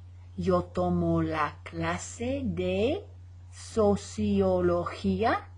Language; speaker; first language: Spanish; non-native, fluent; English